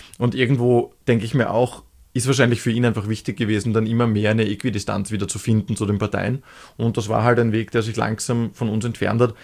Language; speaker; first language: German; native; German